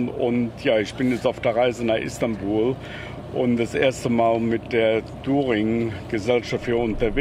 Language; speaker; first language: German; native; German